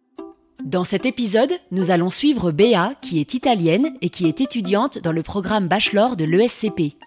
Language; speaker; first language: French; native; French